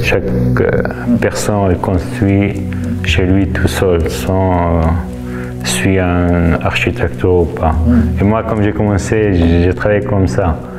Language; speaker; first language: French; non-native, fluent; Arabic